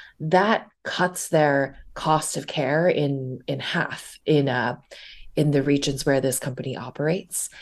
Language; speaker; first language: English; early bilingual, other home language; Chinese